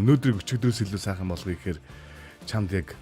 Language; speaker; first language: Mongolian; native; Mongolian